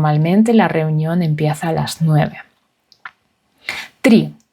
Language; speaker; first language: Spanish; non-native, fluent; Russian